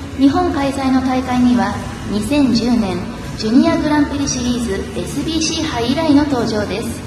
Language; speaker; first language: Japanese; native; Japanese